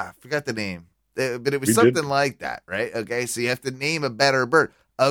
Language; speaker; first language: English; native; English